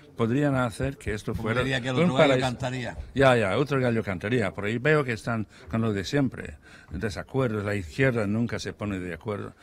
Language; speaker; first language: Spanish; non-native, fluent; English